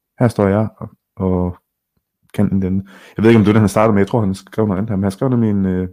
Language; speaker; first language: Danish; early bilingual, other home language; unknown